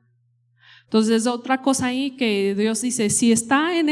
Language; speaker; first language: Spanish; non-native, fluent; English